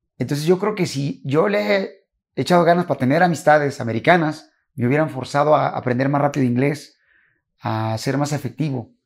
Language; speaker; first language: Spanish; native; Spanish